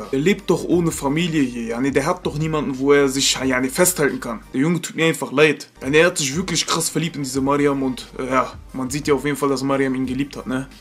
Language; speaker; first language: German; native; German